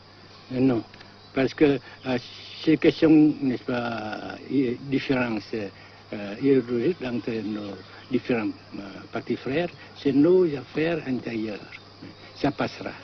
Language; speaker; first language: French; non-native, local second language; Vietnamese